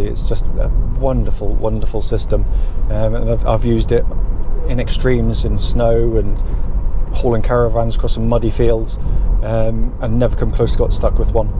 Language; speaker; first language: English; native; English